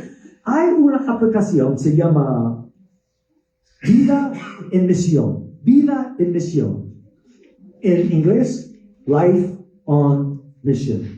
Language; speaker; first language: Spanish; non-native, fluent; English